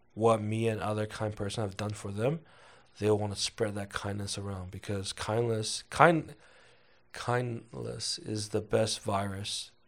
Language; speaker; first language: English; early bilingual, other home language; Chinese